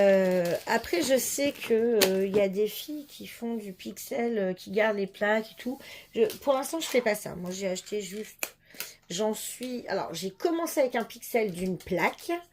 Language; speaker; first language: French; native; French